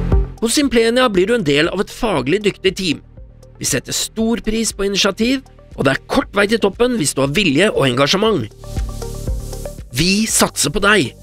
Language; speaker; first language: Norwegian; native; Norwegian